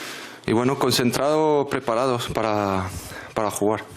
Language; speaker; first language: Spanish; non-native, fluent; French